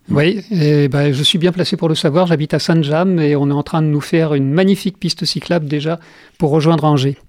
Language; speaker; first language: French; native; French